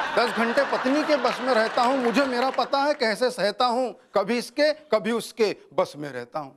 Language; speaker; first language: Hindi; non-native, local second language; Telugu